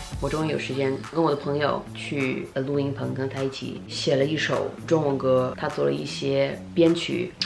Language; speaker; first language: Chinese; early bilingual, heritage; Chinese